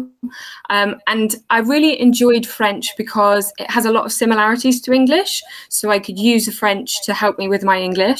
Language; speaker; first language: English; native; English